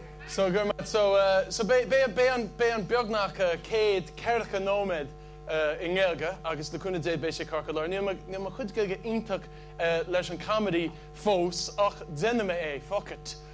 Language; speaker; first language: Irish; non-native, learner; English